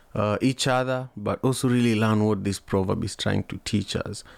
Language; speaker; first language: English; non-native, local second language; Luo (Kenya and Tanzania)